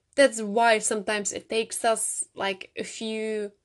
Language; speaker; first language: English; non-native, fluent; Czech